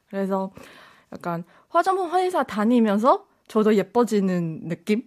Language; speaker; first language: Korean; non-native, fluent; Chinese